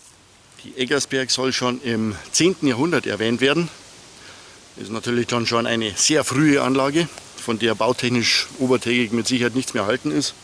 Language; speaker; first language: German; native; German